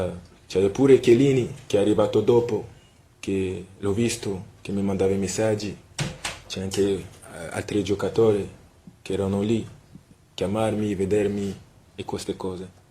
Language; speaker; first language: Italian; non-native, fluent; French